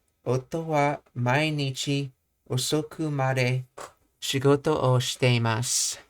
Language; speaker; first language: Japanese; non-native, learner; English